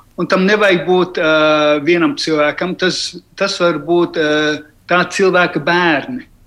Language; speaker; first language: Latvian; early bilingual, heritage; Latvian